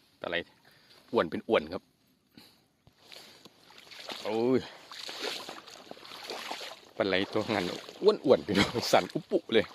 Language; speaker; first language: Thai; non-native, local second language; Northeastern Thai